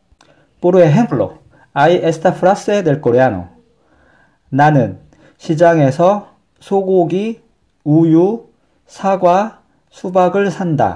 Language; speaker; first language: Spanish; non-native, fluent; Korean